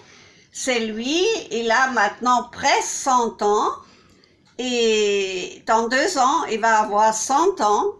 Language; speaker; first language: French; non-native, fluent; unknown